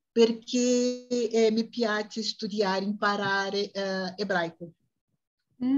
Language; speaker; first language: Italian; non-native, learner; Portuguese